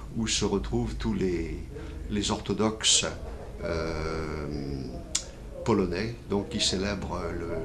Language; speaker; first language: French; native; French